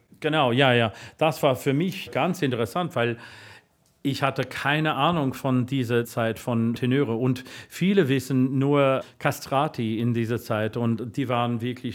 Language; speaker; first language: German; non-native, fluent; English